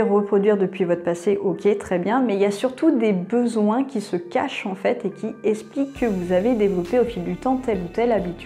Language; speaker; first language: French; native; French